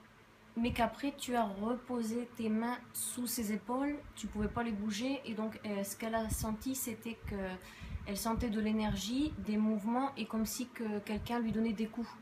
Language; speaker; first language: French; native; French